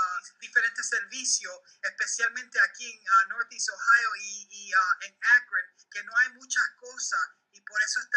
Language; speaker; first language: Spanish; early bilingual, heritage; Spanish